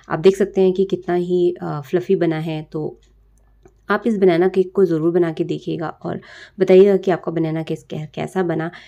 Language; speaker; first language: Hindi; native; Hindi